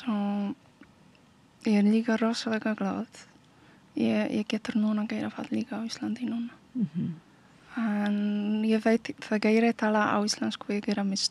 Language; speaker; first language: Icelandic; non-native, learner; Polish